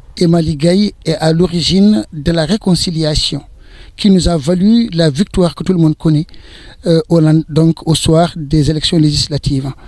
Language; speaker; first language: French; non-native, local second language; Wolof